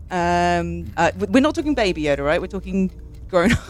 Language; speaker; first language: English; native; English